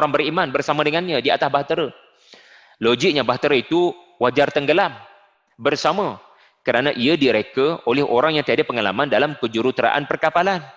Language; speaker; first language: Malay; native; Malay